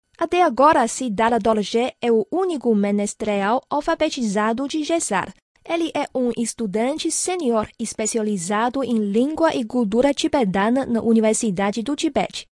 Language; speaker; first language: Portuguese; non-native, fluent; Chinese